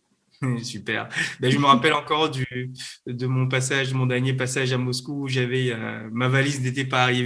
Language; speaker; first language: French; native; French